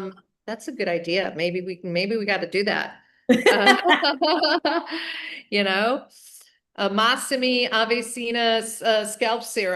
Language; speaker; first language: English; native; English